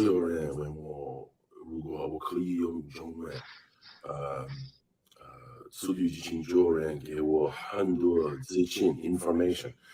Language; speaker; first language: Chinese; non-native, learner; English